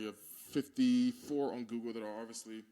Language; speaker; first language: English; native; English